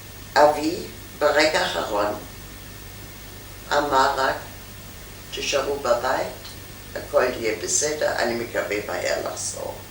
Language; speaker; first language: Hebrew; non-native, fluent; German